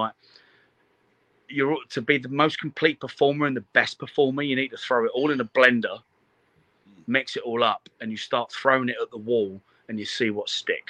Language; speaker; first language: English; native; English